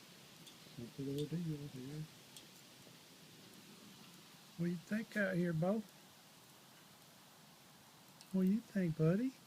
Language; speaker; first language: English; native; English